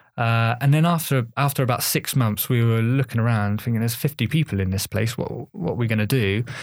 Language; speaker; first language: English; native; English